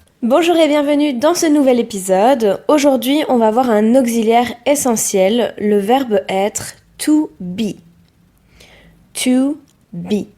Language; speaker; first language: French; native; French